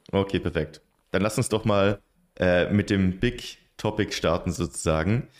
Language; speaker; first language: German; native; German